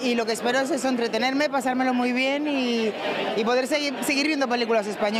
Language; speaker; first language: Spanish; native; Spanish